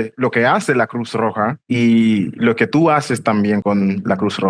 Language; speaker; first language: Spanish; non-native, fluent; English